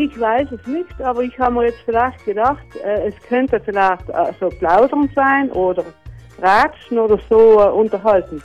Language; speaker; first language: German; native; German